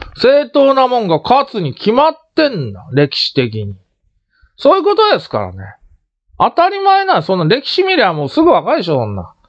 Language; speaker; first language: Japanese; native; Japanese